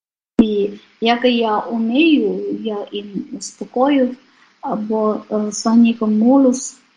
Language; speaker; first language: Ukrainian; non-native, fluent; Polish